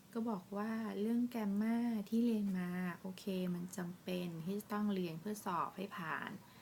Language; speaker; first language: Thai; native; Thai